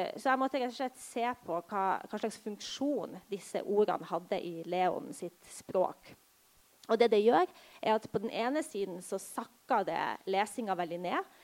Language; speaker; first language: Norwegian; early bilingual, other home language; Polish